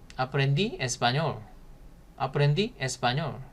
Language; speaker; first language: Spanish; non-native, fluent; Korean